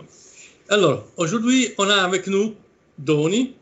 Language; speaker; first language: French; non-native, fluent; Italian